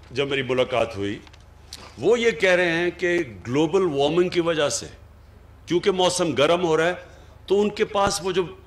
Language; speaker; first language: Urdu; native; Urdu